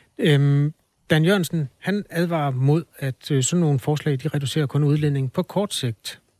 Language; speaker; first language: Danish; native; Danish